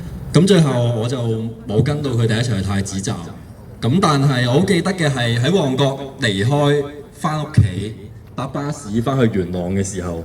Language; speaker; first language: Cantonese; native; Cantonese